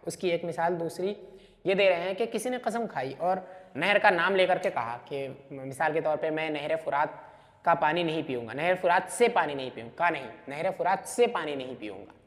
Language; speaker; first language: Urdu; native; Urdu